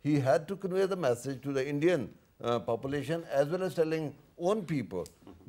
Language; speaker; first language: English; non-native, local second language; Urdu